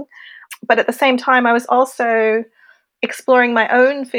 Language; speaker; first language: English; native; English